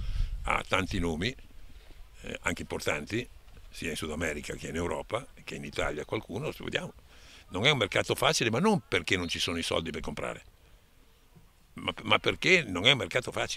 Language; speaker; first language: Italian; native; Italian